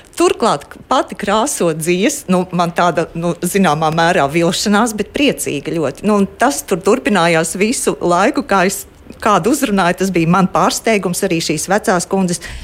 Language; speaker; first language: Latvian; native; Latvian